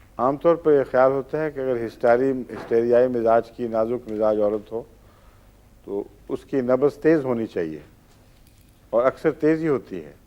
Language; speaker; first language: Urdu; native; Urdu